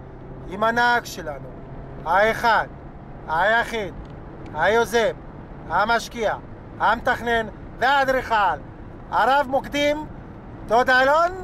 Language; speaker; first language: Hebrew; native; Hebrew